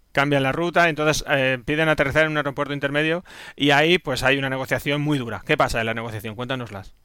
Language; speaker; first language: Spanish; native; Spanish